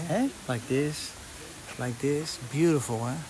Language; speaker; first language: English; non-native, learner; Dutch